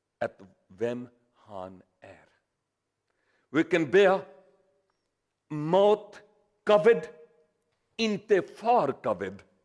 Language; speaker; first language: Swedish; non-native, learner; Urdu